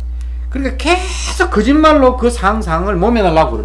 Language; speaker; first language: Korean; native; Korean